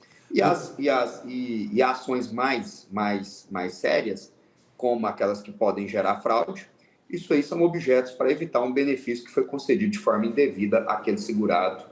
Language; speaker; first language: Portuguese; native; Portuguese